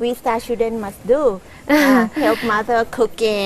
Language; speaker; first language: English; non-native, learner; Thai